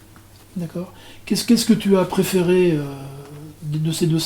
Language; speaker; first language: French; native; French